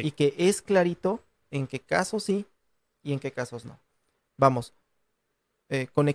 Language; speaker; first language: Spanish; native; Spanish